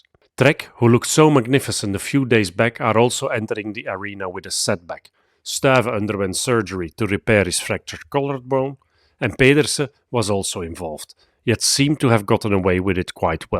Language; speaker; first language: English; non-native, fluent; Dutch